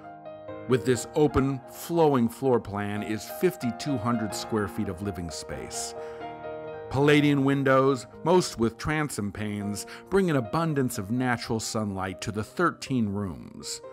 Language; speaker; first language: English; native; English